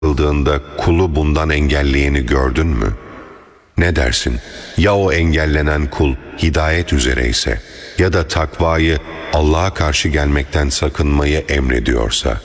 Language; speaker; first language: Turkish; native; Turkish